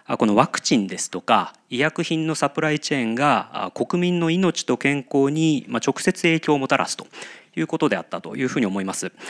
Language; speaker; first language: Japanese; native; Japanese